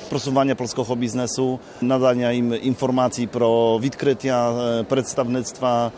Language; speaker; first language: Polish; non-native, learner; Ukrainian